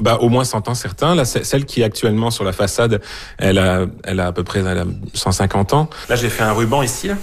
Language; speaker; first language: French; native; French